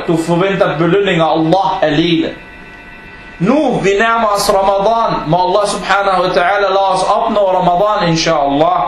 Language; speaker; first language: Danish; early bilingual, other home language; Arabic